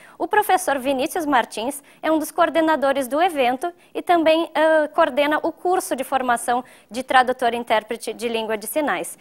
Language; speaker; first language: Portuguese; native; Portuguese